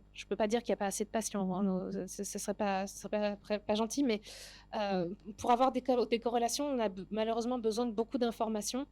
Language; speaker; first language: French; native; French